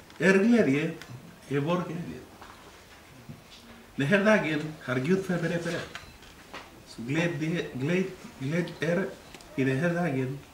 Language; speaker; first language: Swedish; non-native, learner; Spanish